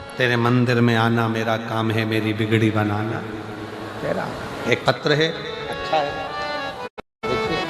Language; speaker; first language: Hindi; native; Hindi